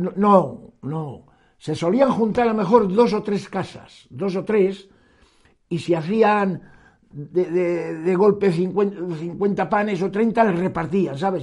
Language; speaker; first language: Spanish; native; Spanish